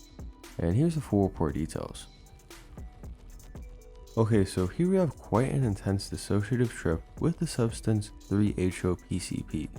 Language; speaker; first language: English; native; English